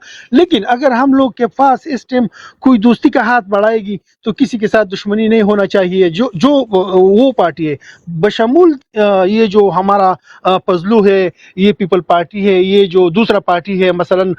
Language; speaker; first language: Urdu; non-native, local second language; Pashto